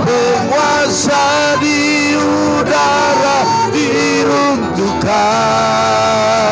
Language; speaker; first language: Indonesian; native; Indonesian